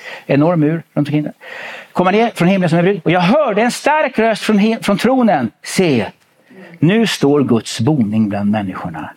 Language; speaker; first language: Swedish; native; Swedish